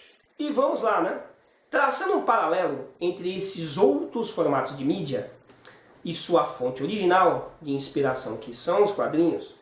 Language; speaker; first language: Portuguese; native; Portuguese